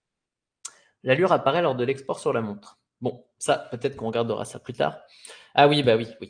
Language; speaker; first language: French; native; French